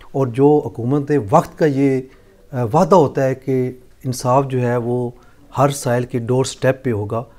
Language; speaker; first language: Urdu; non-native, local second language; Punjabi